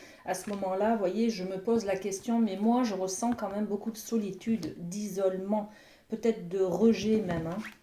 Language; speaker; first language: French; native; French